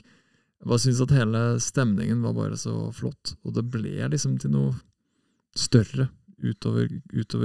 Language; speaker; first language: Norwegian; native; Norwegian